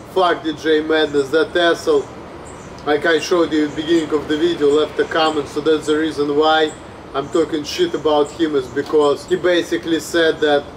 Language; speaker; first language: English; non-native, fluent; Russian